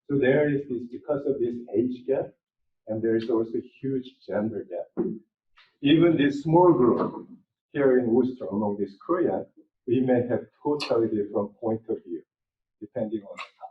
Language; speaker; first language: English; non-native, fluent; Korean